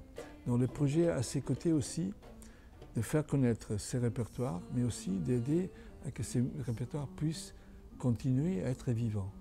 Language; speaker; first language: French; non-native, fluent; Catalan